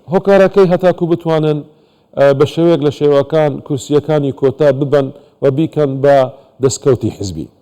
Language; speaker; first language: Central Kurdish; non-native, local second language; Assyrian Neo-Aramaic